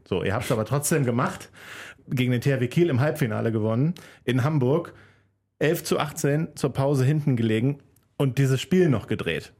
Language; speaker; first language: German; native; German